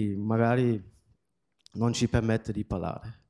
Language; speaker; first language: Italian; non-native, fluent; German